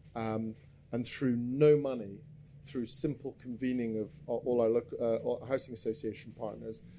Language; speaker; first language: English; native; English